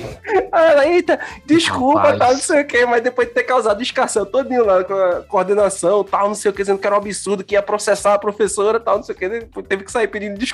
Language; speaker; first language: Portuguese; native; Portuguese